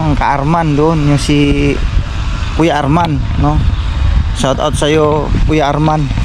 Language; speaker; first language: Filipino; non-native, local second language; Cebuano